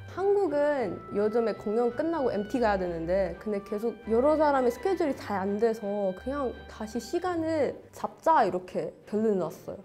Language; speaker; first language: Korean; non-native, fluent; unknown